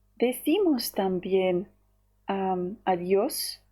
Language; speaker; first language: Spanish; non-native, fluent; Ukrainian